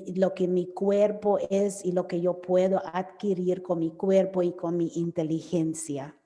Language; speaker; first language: Spanish; non-native, fluent; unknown